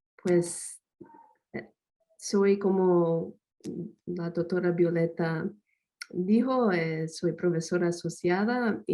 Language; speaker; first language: Spanish; non-native, fluent; English